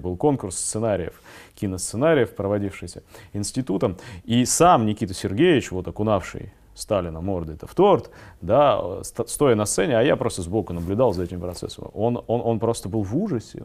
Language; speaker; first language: Russian; native; Russian